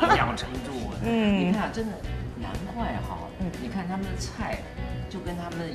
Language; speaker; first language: Chinese; native; Chinese